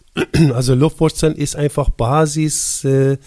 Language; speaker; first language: German; non-native, fluent; Persian